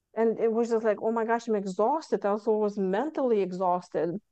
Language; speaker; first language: English; non-native, fluent; Lithuanian